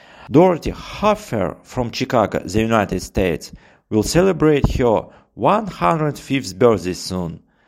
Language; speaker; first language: English; non-native, fluent; Russian